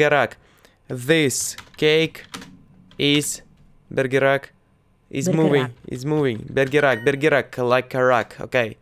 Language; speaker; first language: English; non-native, learner; Russian